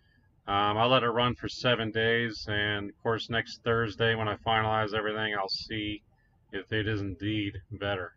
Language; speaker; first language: English; native; English